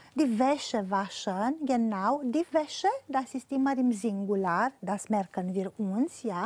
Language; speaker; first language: German; non-native, fluent; Romanian